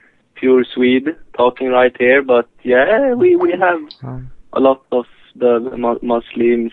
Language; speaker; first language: English; non-native, fluent; Swedish